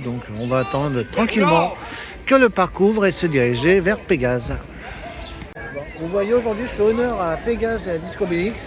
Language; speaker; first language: French; native; French